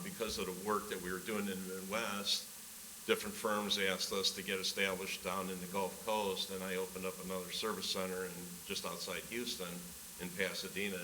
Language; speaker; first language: English; native; English